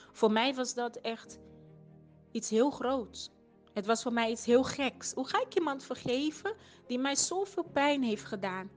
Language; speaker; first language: Dutch; non-native, fluent; Portuguese